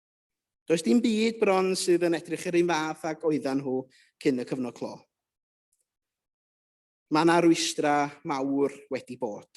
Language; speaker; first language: Welsh; native; Welsh